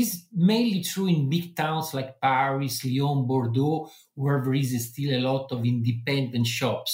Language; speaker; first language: English; non-native, fluent; Italian